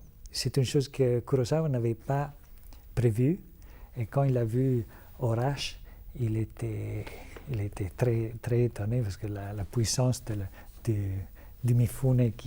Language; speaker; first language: French; non-native, fluent; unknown